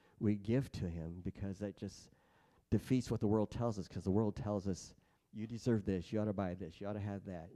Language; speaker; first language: English; native; English